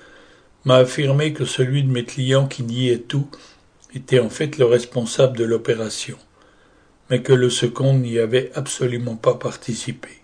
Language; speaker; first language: French; native; French